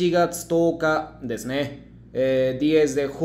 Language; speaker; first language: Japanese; native; Japanese